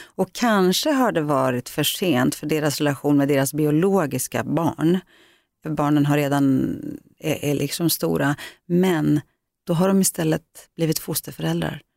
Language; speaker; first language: Swedish; early bilingual, other home language; Greek